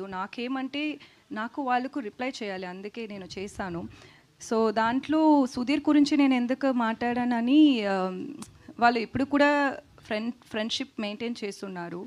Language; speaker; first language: Telugu; non-native, fluent; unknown